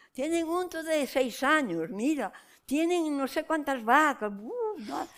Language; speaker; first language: Spanish; non-native, local second language; Galician